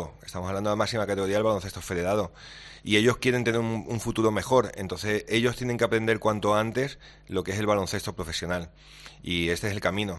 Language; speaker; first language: Spanish; native; Spanish